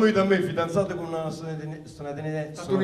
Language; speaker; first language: Italian; native; Italian